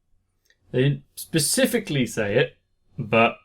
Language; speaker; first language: English; native; English